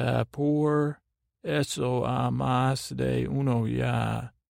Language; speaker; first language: Spanish; non-native, learner; English